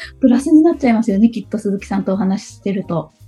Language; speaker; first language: Japanese; native; Japanese